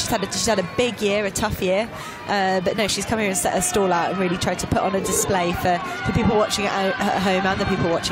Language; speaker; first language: English; native; English